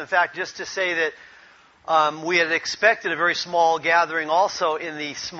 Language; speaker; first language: English; native; English